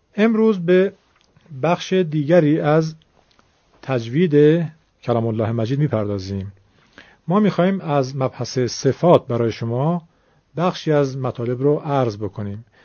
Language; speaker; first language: Persian; native; Persian